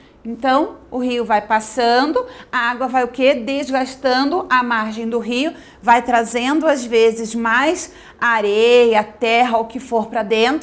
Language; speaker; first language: Portuguese; native; Portuguese